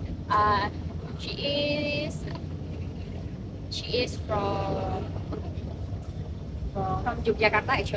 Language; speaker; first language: English; non-native, learner; Indonesian